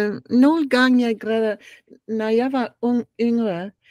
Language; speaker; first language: Danish; non-native, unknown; English